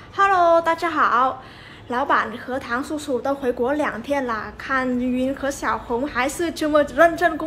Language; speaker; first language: Chinese; non-native, fluent; Vietnamese